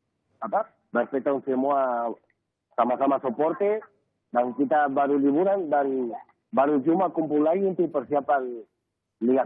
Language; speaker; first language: Indonesian; non-native, learner; Spanish